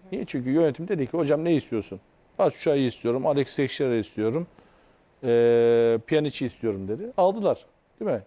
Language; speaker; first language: Turkish; native; Turkish